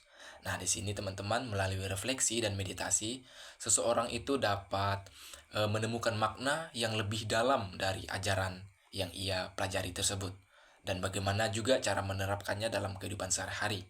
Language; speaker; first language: Indonesian; native; Indonesian